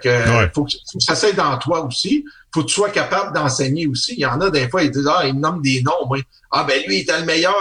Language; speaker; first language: French; native; French